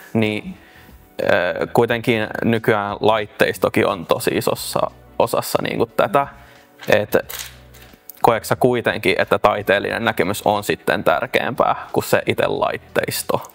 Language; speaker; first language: Finnish; native; Finnish